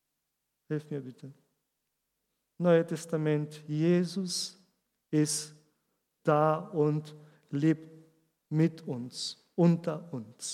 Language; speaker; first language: German; non-native, learner; Portuguese